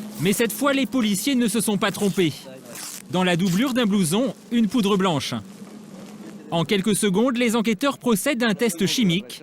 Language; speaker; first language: French; native; French